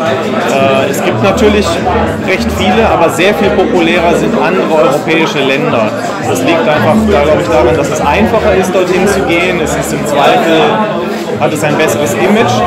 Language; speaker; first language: German; native; German